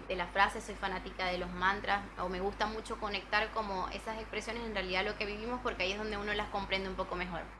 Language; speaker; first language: Spanish; native; Spanish